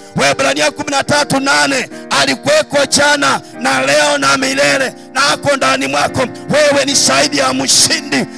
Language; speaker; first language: Swahili; non-native, local second language; Luyia